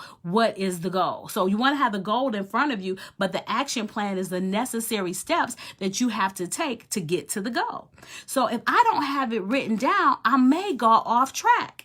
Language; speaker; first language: English; native; English